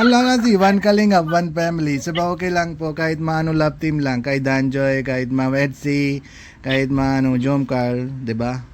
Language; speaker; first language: Filipino; non-native, learner; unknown